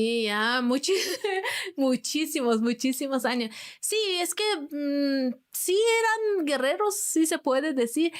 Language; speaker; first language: Spanish; non-native, fluent; Persian